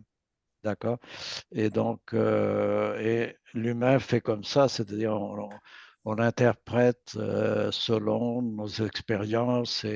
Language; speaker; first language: French; native; French